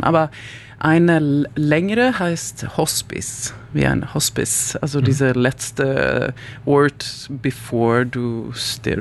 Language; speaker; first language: German; non-native, learner; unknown